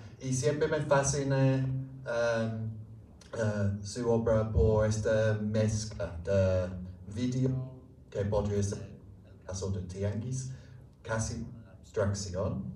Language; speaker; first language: Spanish; non-native, fluent; English